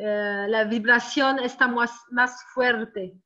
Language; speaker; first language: Spanish; non-native, learner; French